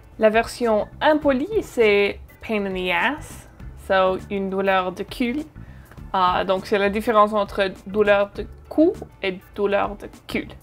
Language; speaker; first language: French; non-native, fluent; English